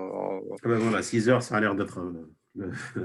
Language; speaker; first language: French; non-native, local second language; Arabic